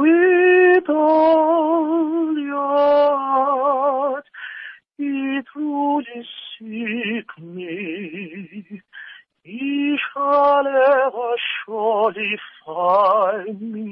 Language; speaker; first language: English; non-native, local second language; Zulu